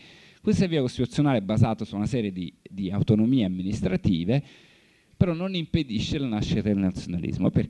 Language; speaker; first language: Italian; native; Italian